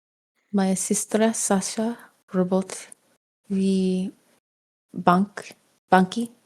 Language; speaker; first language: Russian; non-native, learner; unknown